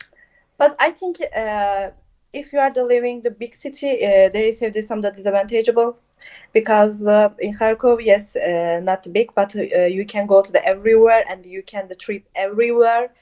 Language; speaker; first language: English; non-native, local second language; Turkish